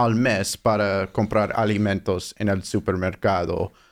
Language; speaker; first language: Spanish; non-native, fluent; English